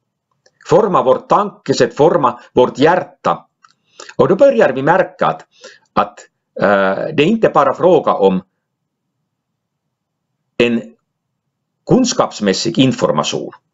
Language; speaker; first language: Swedish; non-native, local second language; Finnish